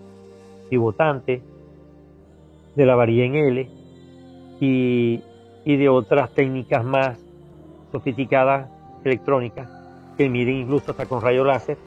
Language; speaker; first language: Spanish; native; Spanish